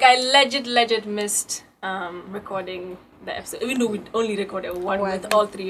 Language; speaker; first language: English; non-native, local second language; Wolof